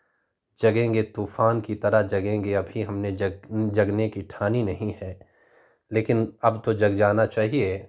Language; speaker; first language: Hindi; native; Hindi